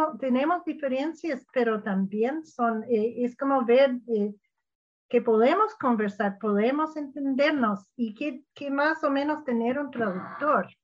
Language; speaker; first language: Spanish; non-native, fluent; English